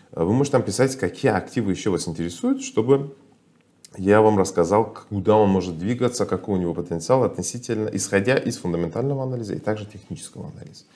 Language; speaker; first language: Russian; non-native, fluent; Persian